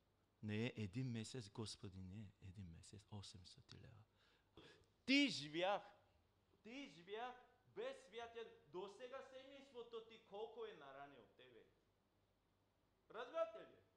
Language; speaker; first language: Bulgarian; non-native, learner; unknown